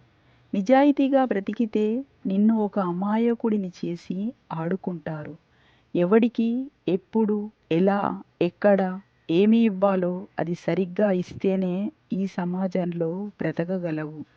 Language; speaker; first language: Telugu; native; Telugu